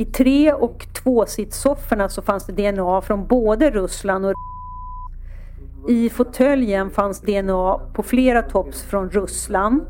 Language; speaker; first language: Swedish; native; Swedish